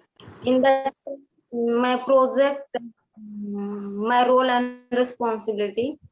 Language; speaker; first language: English; non-native, learner; Marathi